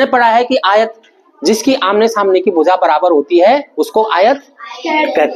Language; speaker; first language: Hindi; native; Hindi